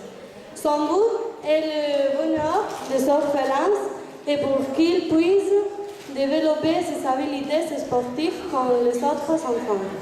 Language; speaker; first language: French; non-native, learner; Spanish